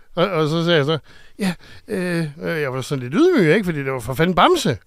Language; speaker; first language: Danish; native; Danish